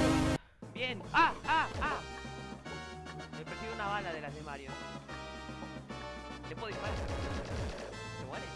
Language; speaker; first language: Spanish; native; Spanish